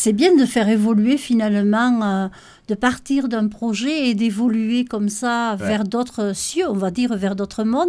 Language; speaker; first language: French; native; French